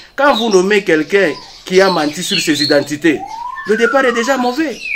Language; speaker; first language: French; non-native, local second language; Swahili